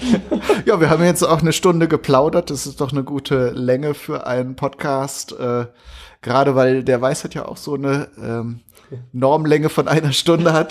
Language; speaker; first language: German; native; German